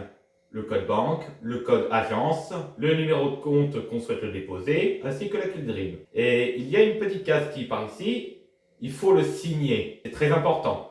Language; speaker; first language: French; native; French